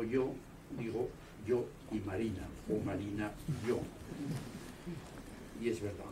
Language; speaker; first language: Spanish; native; Spanish